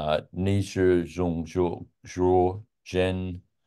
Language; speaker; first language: Chinese; non-native, learner; English